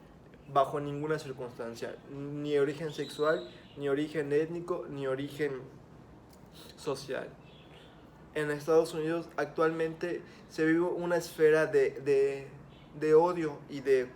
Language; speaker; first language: Spanish; native; Spanish